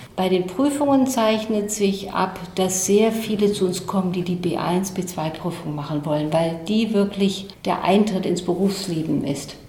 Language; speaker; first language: German; native; German